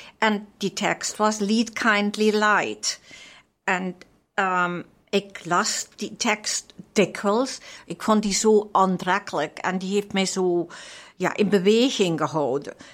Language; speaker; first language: Dutch; non-native, fluent; German